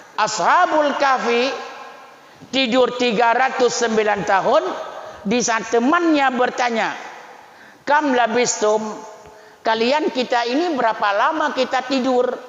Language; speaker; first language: Malay; non-native, local second language; Achinese